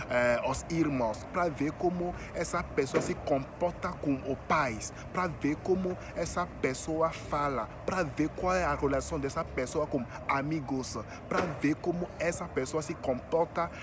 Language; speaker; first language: Portuguese; non-native, fluent; French